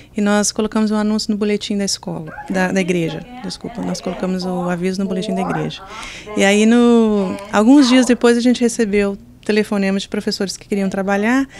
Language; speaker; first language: Portuguese; native; Portuguese